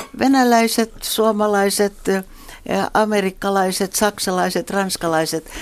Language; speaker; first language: Finnish; non-native, local second language; Swedish